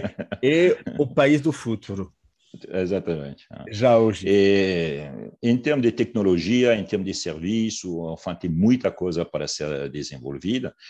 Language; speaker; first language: Portuguese; non-native, fluent; French